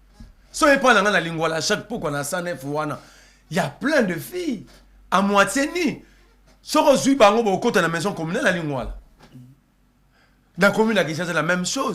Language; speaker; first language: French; non-native, local second language; Lingala